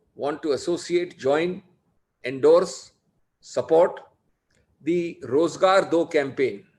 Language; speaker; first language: English; non-native, local second language; Hindi